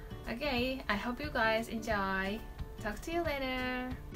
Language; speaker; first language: English; non-native, fluent; Japanese